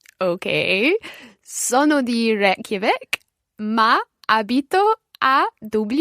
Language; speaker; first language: Italian; non-native, learner; English